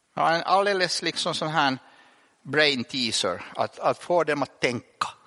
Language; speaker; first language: Swedish; native; Swedish